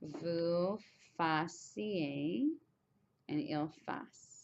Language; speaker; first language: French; non-native, fluent; English